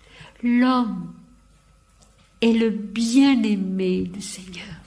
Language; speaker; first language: French; native; French